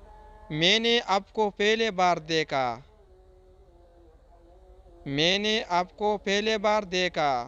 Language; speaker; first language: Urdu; non-native, fluent; Pashto